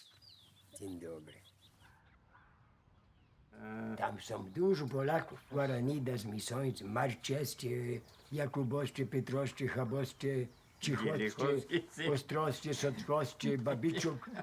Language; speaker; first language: Polish; early bilingual, heritage; Polish